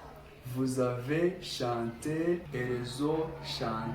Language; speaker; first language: French; non-native, local second language; Kinyarwanda